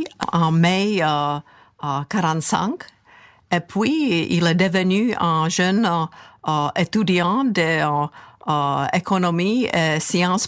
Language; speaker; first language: French; non-native, fluent; Czech